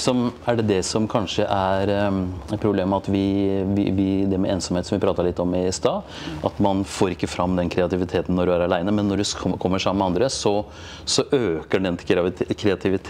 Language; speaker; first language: Norwegian; native; Norwegian